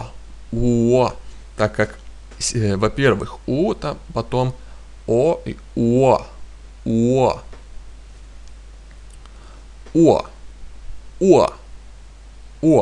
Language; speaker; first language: Russian; non-native, fluent; Lithuanian